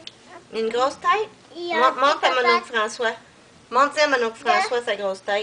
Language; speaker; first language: French; native; French